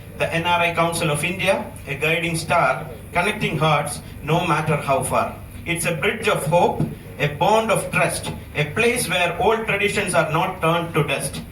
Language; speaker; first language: English; non-native, local second language; Malayalam